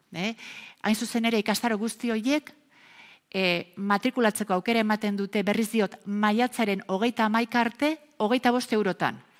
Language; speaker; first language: Basque; native; Basque